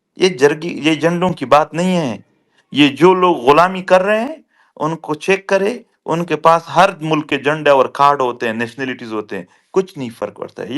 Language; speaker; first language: Urdu; non-native, local second language; Pashto